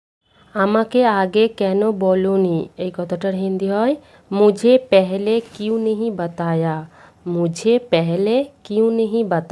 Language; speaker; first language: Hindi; non-native, fluent; Bangla